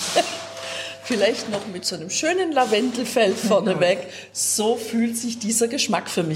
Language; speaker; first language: German; native; German